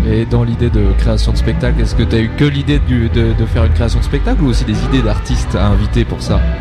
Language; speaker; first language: French; native; French